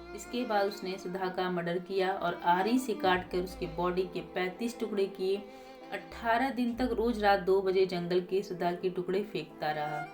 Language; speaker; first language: Hindi; native; Hindi